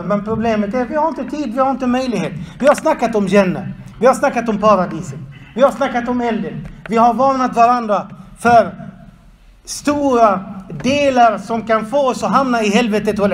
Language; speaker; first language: Swedish; non-native, fluent; Arabic